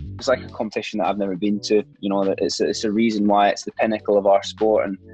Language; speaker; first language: English; native; English